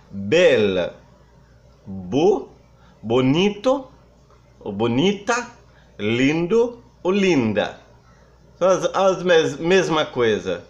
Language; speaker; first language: Portuguese; non-native, fluent; Haitian Creole